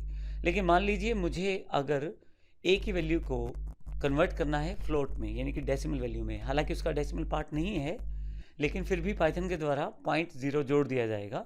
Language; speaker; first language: Hindi; native; Hindi